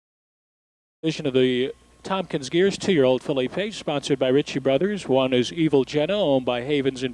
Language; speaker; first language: English; native; English